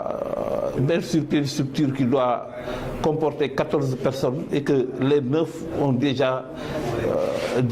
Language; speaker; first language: French; non-native, local second language; Wolof